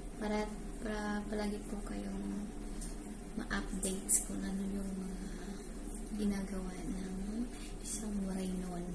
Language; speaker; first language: Filipino; non-native, local second language; Waray